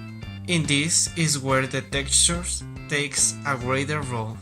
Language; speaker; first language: English; non-native, learner; Spanish